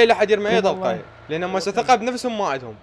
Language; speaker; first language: Arabic; native; Arabic